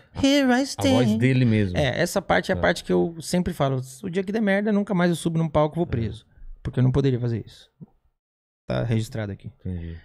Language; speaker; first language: Portuguese; native; Portuguese